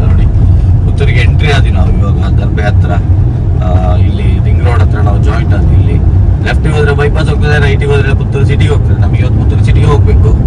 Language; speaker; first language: Kannada; non-native, local second language; Tulu